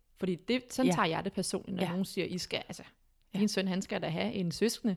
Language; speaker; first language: Danish; native; Danish